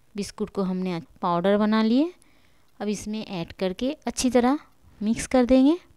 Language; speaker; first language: Hindi; native; Hindi